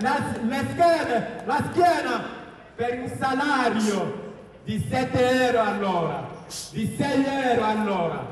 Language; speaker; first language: Italian; non-native, learner; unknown